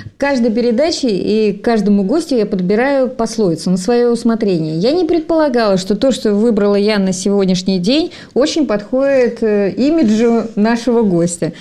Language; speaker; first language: Russian; native; Russian